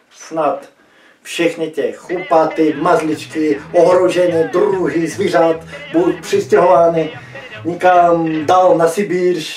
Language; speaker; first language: Czech; non-native, fluent; Russian